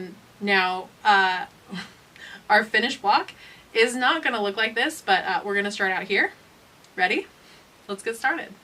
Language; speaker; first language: English; native; English